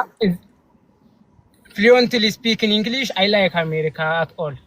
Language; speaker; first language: English; non-native, learner; Amharic